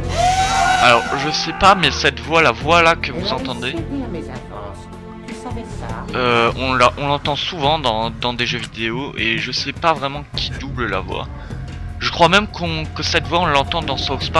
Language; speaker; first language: French; native; French